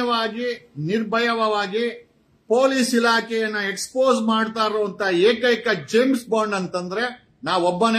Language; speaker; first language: Kannada; native; Kannada